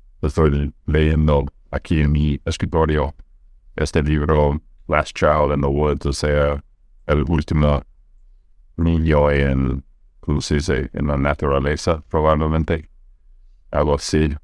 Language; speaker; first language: Spanish; non-native, fluent; English